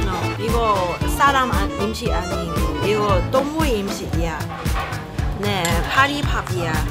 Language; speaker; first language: Korean; non-native, learner; Cantonese